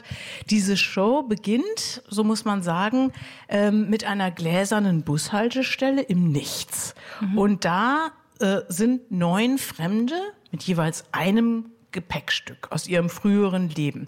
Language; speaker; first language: German; native; German